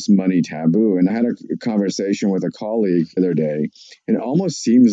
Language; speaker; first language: English; non-native, fluent; Russian